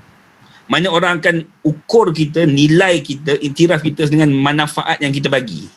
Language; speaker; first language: Malay; native; Malay